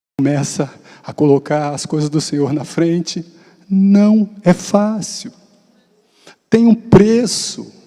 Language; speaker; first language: Portuguese; native; Portuguese